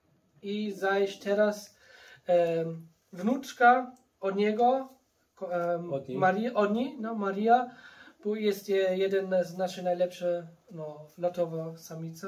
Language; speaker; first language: Polish; early bilingual, heritage; German